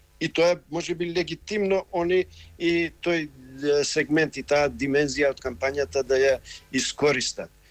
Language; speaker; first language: Macedonian; non-native, local second language; Albanian